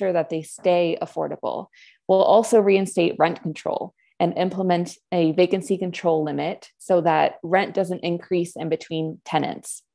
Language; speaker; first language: English; non-native, fluent; Spanish